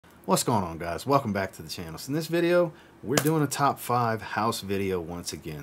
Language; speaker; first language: English; native; English